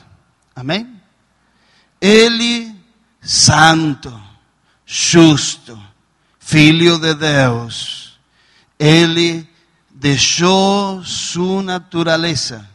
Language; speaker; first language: Portuguese; non-native, learner; Spanish